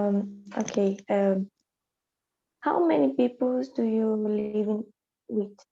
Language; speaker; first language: English; non-native, learner; Portuguese